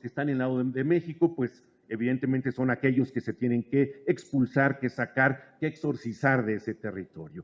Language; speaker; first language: Spanish; native; Spanish